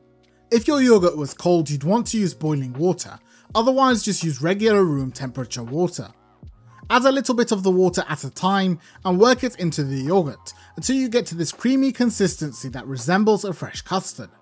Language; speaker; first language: English; native; English